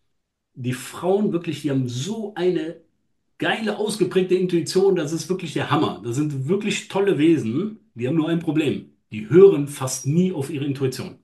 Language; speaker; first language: German; native; German